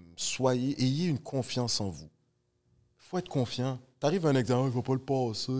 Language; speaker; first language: French; native; French